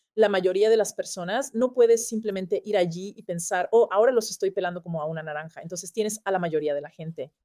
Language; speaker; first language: Spanish; non-native, fluent; German